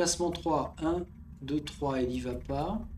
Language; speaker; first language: French; native; French